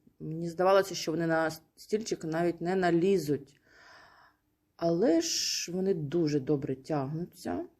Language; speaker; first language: Ukrainian; native; Ukrainian